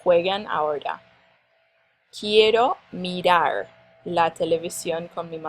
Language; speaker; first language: Spanish; non-native, fluent; English